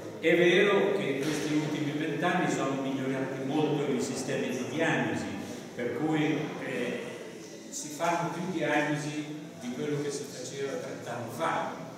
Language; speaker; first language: Italian; native; Italian